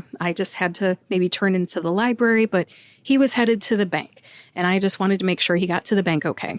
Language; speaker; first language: English; native; English